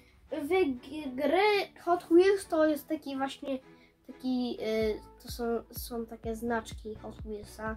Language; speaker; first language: Polish; early bilingual, heritage; Polish